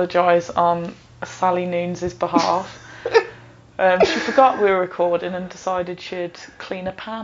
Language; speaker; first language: English; native; English